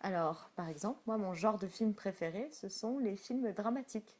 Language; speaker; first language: French; native; French